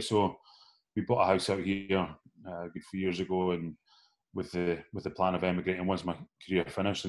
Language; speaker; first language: English; native; English